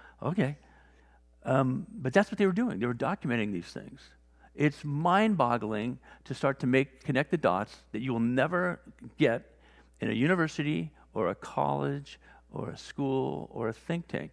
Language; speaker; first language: English; native; English